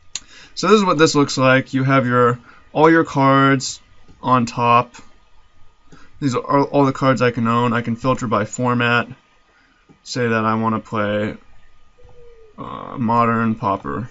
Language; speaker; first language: English; native; English